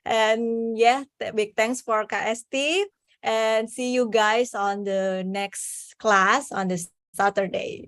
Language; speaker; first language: English; non-native, fluent; Indonesian